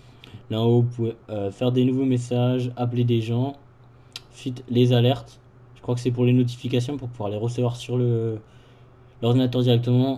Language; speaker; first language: French; native; French